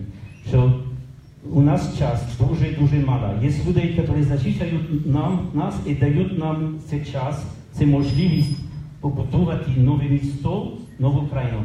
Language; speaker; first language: Ukrainian; non-native, learner; French